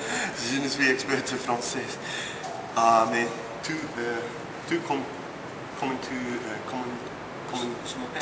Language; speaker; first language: French; non-native, learner; English